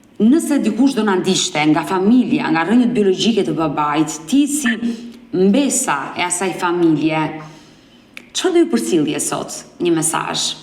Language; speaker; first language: Albanian; native; Albanian